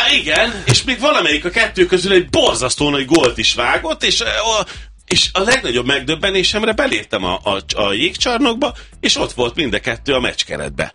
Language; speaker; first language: Hungarian; native; Hungarian